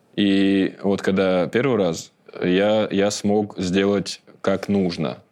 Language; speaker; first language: Russian; native; Russian